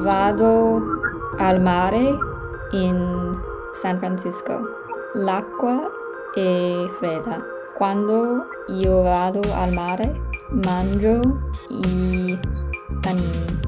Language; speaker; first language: Italian; non-native, learner; English